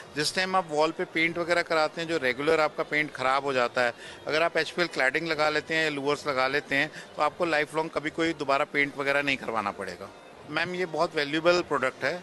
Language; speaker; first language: Hindi; native; Hindi